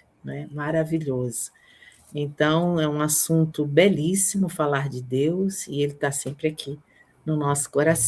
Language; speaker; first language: Portuguese; native; Portuguese